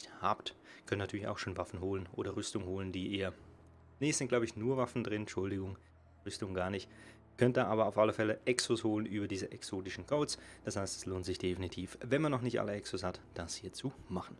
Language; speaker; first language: German; native; German